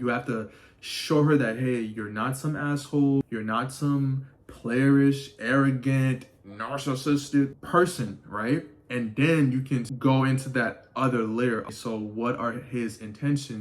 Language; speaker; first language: English; native; English